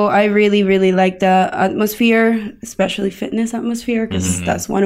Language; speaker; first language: English; non-native, fluent; Spanish